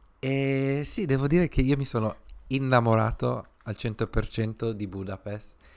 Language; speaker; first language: Italian; early bilingual, other home language; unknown